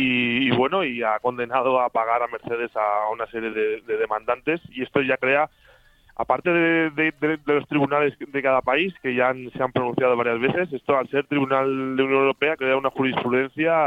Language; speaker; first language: Spanish; native; Spanish